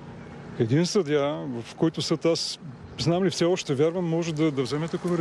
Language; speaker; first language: Bulgarian; native; Bulgarian